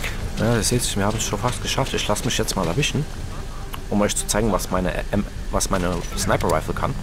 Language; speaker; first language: German; native; German